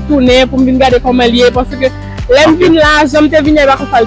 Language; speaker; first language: French; non-native, learner; Haitian Creole